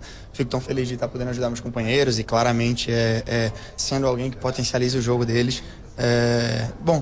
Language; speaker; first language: Portuguese; native; Portuguese